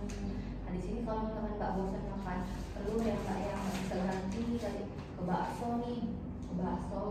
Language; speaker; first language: Indonesian; native; Indonesian